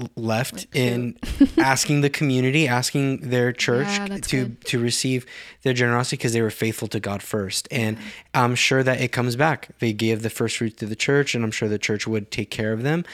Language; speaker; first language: English; native; English